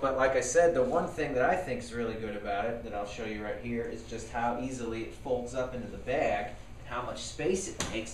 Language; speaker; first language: English; native; English